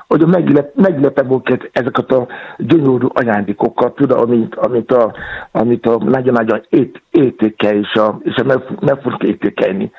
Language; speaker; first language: Hungarian; non-native, fluent; Yoruba